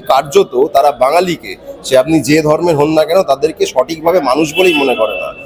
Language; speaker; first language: Bangla; native; Bangla